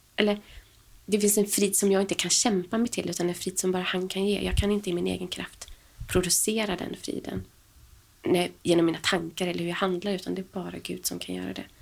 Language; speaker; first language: Swedish; native; Swedish